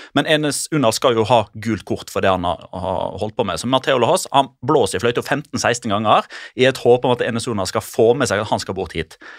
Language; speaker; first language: Norwegian; native; Norwegian